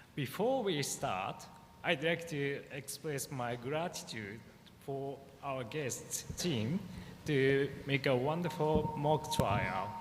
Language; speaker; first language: English; non-native, fluent; Japanese